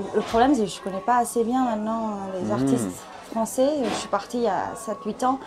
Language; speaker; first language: French; early bilingual, other home language; Thai